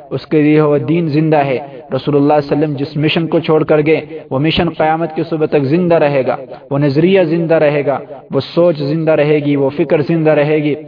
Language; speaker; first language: Urdu; non-native, local second language; Pashto